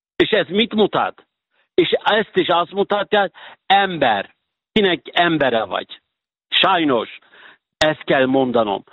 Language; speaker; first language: Hungarian; non-native, fluent; Turkish